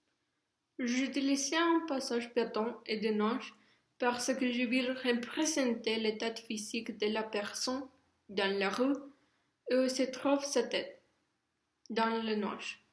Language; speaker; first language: French; non-native, learner; Spanish